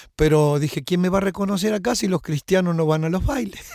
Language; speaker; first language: Spanish; native; Spanish